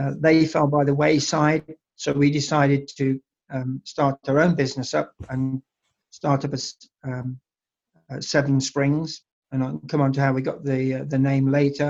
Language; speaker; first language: English; native; English